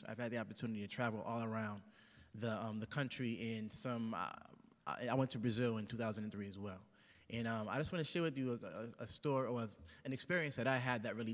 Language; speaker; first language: English; native; English